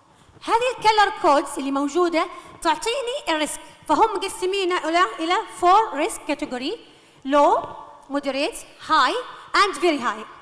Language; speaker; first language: Arabic; native; Arabic